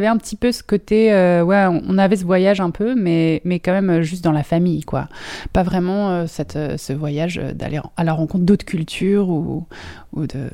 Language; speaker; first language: French; native; French